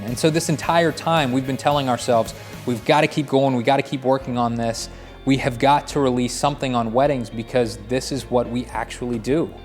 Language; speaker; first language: English; native; English